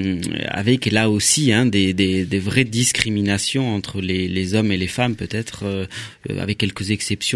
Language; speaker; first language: French; native; French